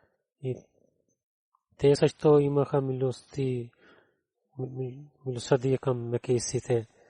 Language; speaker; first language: Bulgarian; non-native, learner; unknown